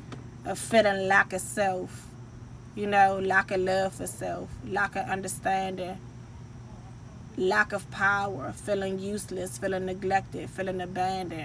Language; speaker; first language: English; native; English